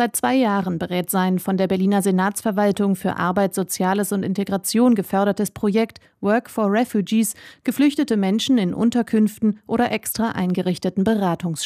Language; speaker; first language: German; native; German